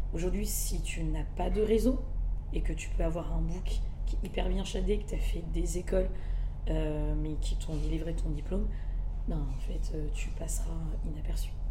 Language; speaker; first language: French; early bilingual, other home language; Malagasy